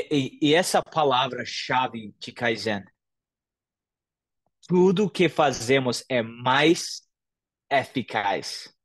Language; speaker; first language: Portuguese; non-native, fluent; English